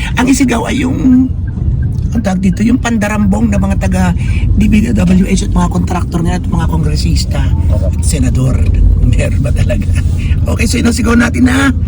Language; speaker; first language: Filipino; native; Filipino